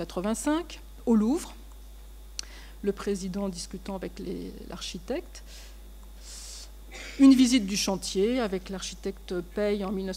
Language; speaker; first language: French; native; French